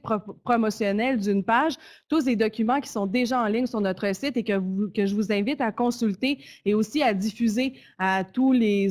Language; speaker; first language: French; native; French